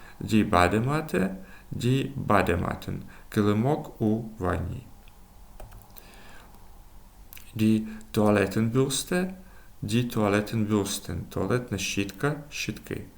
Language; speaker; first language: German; non-native, fluent; Ukrainian